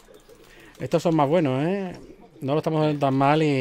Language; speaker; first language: Spanish; native; Spanish